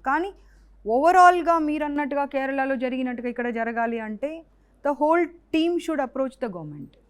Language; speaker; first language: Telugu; native; Telugu